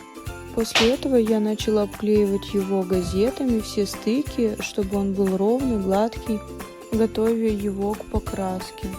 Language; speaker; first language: Russian; native; Russian